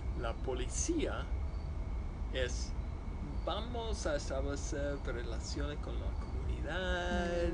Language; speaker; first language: Spanish; non-native, fluent; English